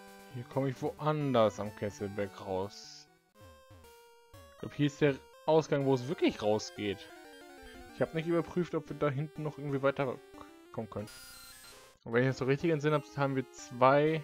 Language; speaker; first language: German; native; German